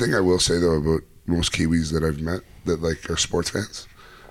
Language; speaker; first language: English; native; English